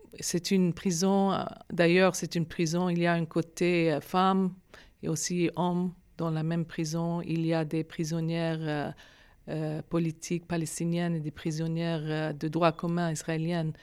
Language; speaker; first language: French; non-native, fluent; Arabic